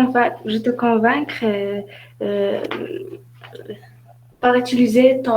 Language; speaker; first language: French; non-native, learner; Arabic